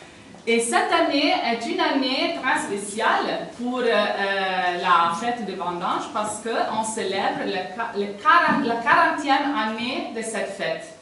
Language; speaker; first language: French; non-native, fluent; Italian